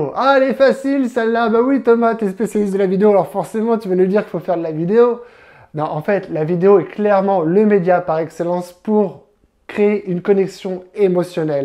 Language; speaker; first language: French; native; French